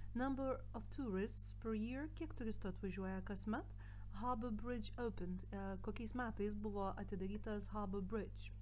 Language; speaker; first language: Lithuanian; native; Lithuanian